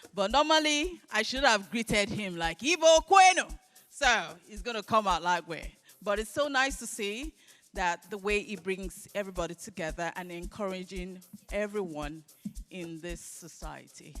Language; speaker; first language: English; non-native, local second language; Igbo